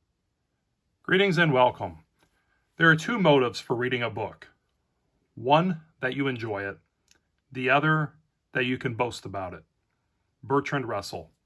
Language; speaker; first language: English; native; English